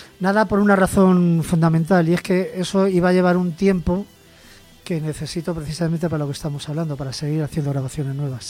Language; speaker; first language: Spanish; native; Spanish